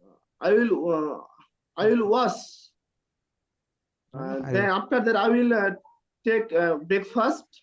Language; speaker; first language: English; non-native, learner; Bangla